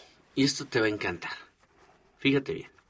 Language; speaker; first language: Spanish; native; Spanish